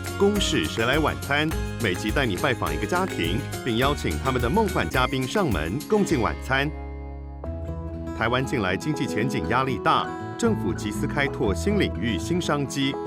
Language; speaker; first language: Chinese; native; Chinese